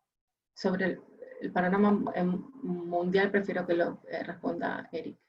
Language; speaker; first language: Spanish; native; Spanish